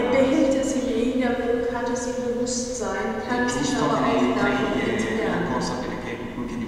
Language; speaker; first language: German; non-native, fluent; Persian